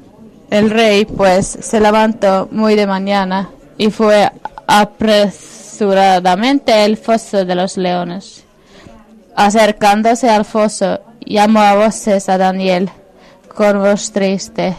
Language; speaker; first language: Spanish; non-native, fluent; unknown